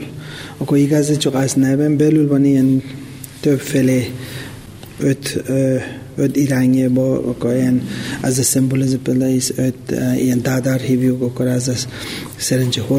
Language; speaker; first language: Hungarian; non-native, learner; Tibetan